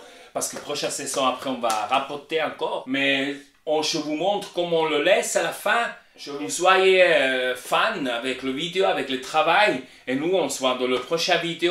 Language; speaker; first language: French; non-native, learner; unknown